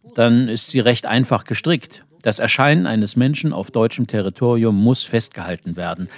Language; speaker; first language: German; non-native, fluent; Ukrainian